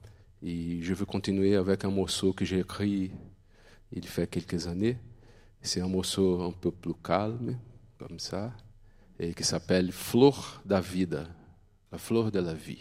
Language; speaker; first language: French; non-native, fluent; Portuguese